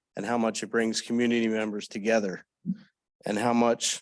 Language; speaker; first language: English; native; English